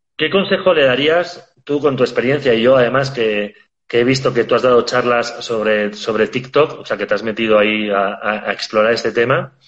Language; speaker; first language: Spanish; native; Spanish